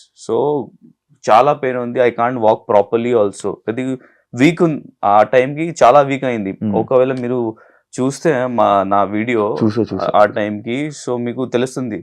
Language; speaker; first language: Telugu; non-native, local second language; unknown